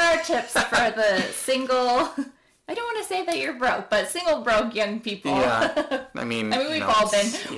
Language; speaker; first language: English; native; English